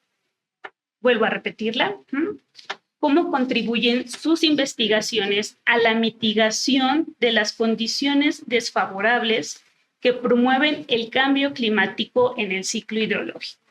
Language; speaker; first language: Spanish; native; Spanish